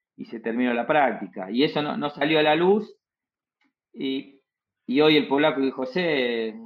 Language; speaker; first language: Spanish; native; Spanish